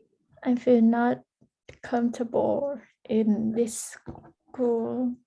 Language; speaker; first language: English; early bilingual, heritage; Vietnamese